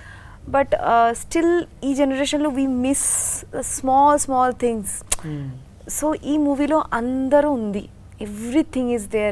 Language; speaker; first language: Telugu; non-native, learner; Bangla